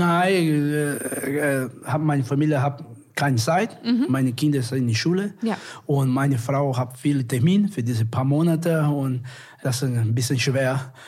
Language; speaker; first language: German; non-native, learner; Portuguese